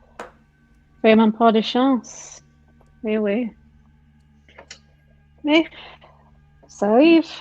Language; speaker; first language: French; non-native, fluent; English